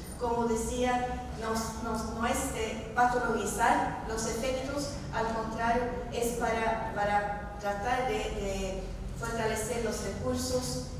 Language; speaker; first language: Spanish; non-native, fluent; Norwegian